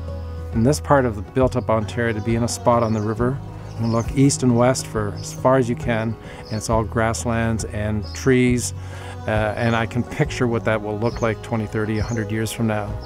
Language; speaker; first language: English; native; English